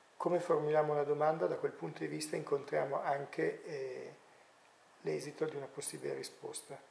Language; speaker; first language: Italian; native; Italian